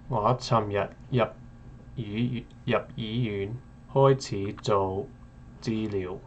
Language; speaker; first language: Cantonese; non-native, learner; English